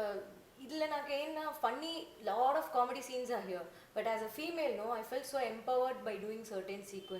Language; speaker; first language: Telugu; non-native, learner; Tamil